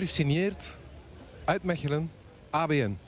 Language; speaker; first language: Dutch; native; Dutch